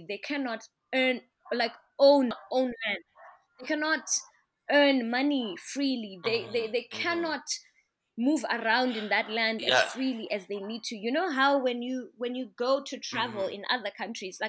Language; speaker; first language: English; non-native, local second language; Shona